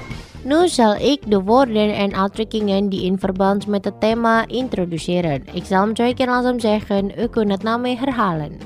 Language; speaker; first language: Dutch; non-native, fluent; Indonesian